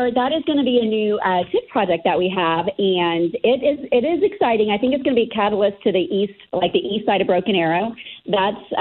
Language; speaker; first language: English; native; English